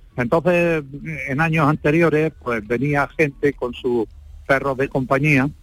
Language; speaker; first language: Spanish; native; Spanish